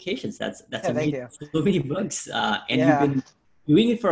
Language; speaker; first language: English; non-native, local second language; Nepali